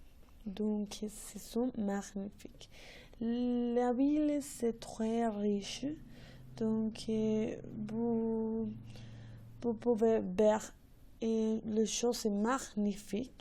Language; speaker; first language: French; non-native, learner; Spanish